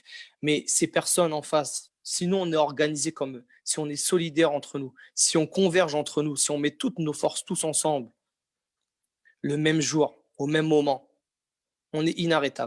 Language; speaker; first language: French; native; French